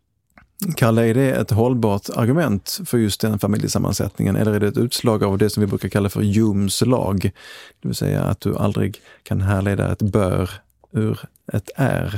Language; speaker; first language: Swedish; native; Swedish